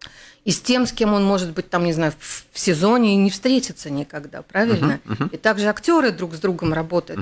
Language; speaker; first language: Russian; native; Russian